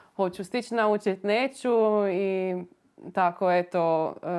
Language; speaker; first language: Croatian; native; Croatian